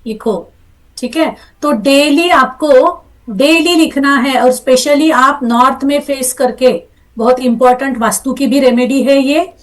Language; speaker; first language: Hindi; non-native, local second language; Marathi